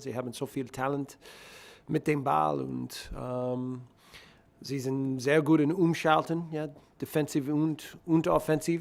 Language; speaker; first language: German; non-native, learner; English